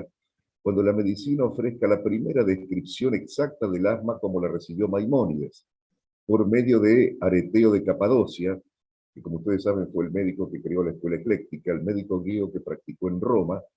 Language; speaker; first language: Spanish; native; Spanish